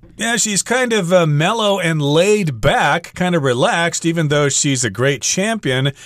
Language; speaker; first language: English; native; English